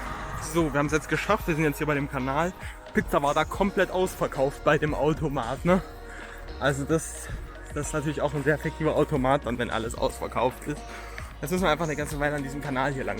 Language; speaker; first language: German; native; German